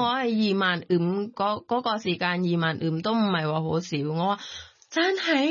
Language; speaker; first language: Cantonese; non-native, learner; Thai